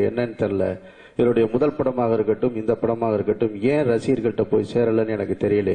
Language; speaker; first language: Tamil; native; Tamil